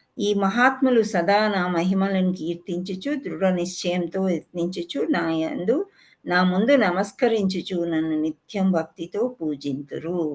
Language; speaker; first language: Telugu; native; Telugu